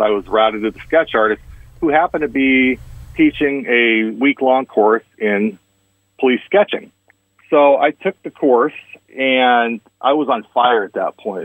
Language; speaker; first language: English; native; English